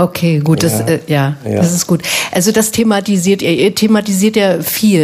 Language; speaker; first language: German; native; German